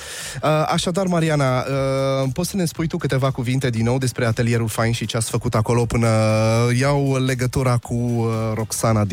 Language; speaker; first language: Romanian; native; Romanian